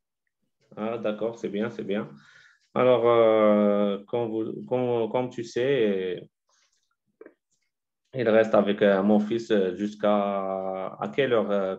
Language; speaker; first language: French; non-native, learner; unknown